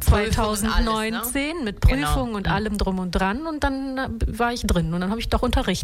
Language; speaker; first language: German; early bilingual, other home language; Italian